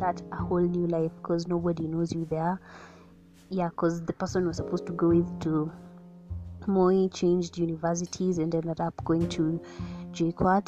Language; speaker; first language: English; non-native, local second language; Swahili